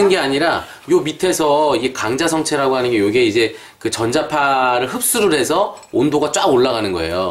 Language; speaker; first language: Korean; native; Korean